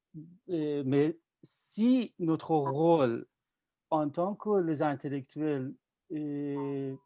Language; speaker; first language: French; non-native, fluent; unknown